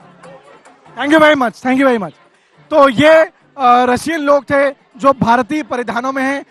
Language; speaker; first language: Hindi; native; Hindi